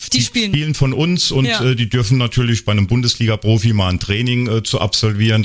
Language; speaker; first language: German; native; German